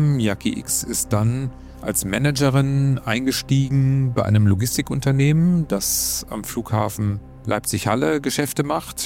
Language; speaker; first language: German; native; German